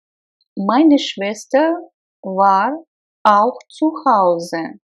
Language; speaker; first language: German; non-native, fluent; Russian